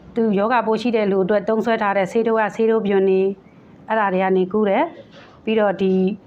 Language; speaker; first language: Burmese; native; Burmese